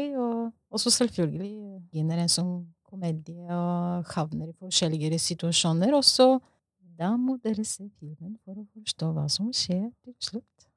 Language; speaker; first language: Norwegian; non-native, fluent; Bulgarian